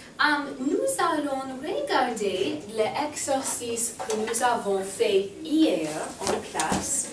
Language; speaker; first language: French; non-native, fluent; English